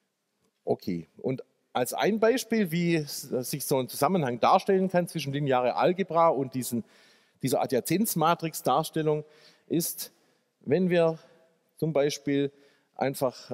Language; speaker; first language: German; native; German